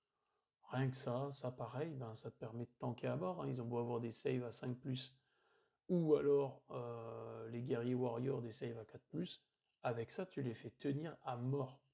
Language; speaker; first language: French; native; French